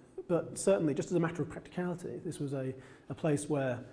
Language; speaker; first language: English; native; English